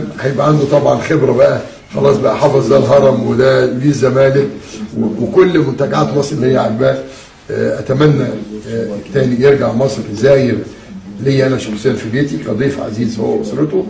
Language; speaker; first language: Arabic; native; Arabic